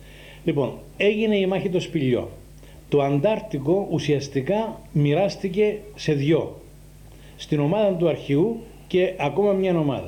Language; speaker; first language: Greek; native; Greek